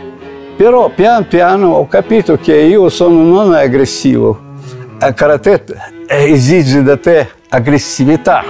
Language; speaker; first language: Italian; non-native, fluent; Russian